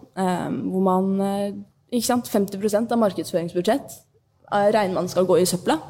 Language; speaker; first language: Norwegian; early bilingual, other home language; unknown